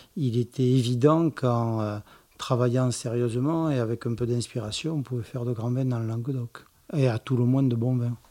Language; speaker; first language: French; native; French